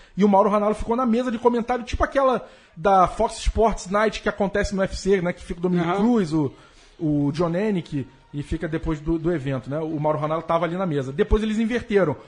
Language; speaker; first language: Portuguese; native; Portuguese